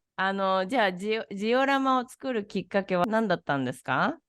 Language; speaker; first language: Japanese; native; Japanese